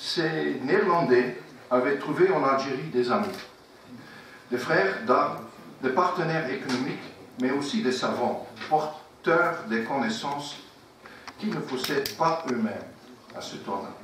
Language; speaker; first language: French; non-native, fluent; Dutch